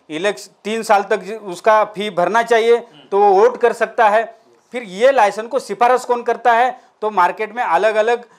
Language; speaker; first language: Hindi; non-native, local second language; Marathi